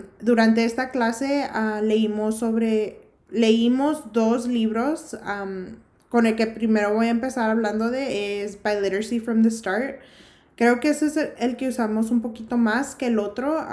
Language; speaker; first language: Spanish; early bilingual, heritage; Spanish